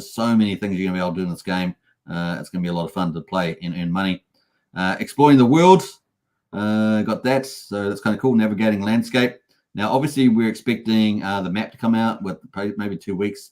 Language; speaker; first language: English; native; English